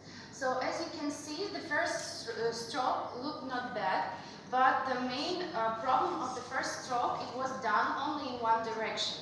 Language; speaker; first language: English; non-native, fluent; Russian